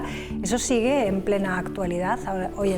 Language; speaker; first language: Spanish; native; Spanish